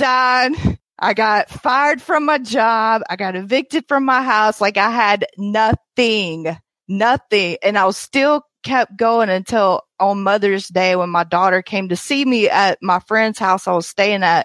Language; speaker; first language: English; native; English